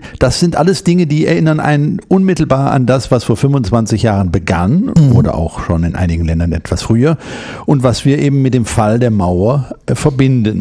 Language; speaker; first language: German; native; German